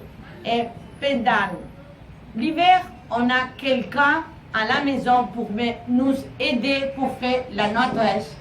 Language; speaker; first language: French; non-native, learner; Spanish